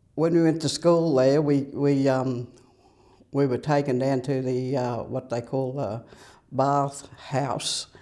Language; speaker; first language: English; native; English